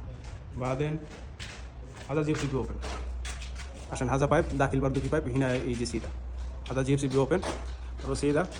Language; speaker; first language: Arabic; non-native, learner; Bangla